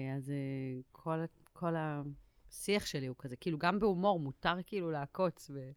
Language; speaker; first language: Hebrew; native; Hebrew